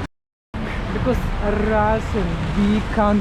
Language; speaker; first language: English; non-native, learner; Russian